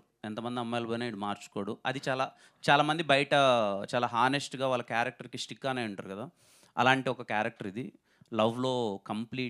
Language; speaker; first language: Telugu; native; Telugu